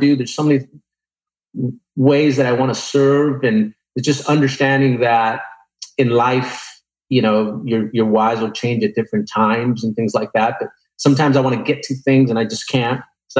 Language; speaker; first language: English; native; English